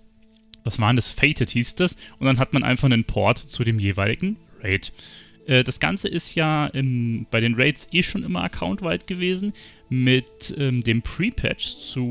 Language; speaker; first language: German; native; German